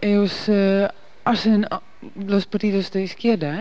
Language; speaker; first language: Spanish; non-native, learner; Dutch